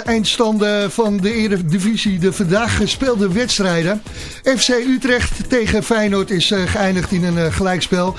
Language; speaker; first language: Dutch; native; Dutch